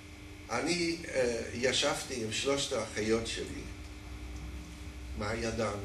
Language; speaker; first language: Hebrew; non-native, fluent; Dutch